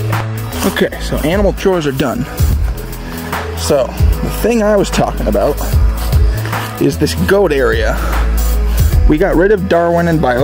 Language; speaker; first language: English; native; English